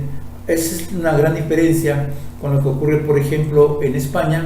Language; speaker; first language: Spanish; native; Spanish